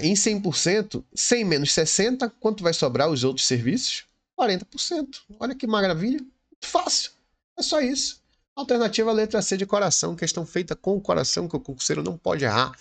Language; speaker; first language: Portuguese; native; Portuguese